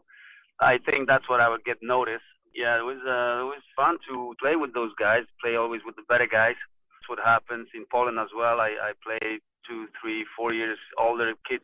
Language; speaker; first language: English; non-native, fluent; Polish